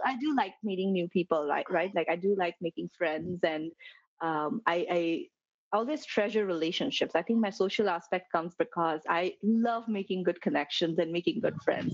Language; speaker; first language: English; non-native, local second language; Gujarati